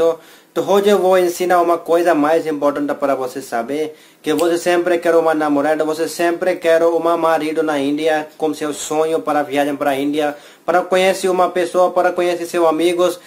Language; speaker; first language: Portuguese; non-native, learner; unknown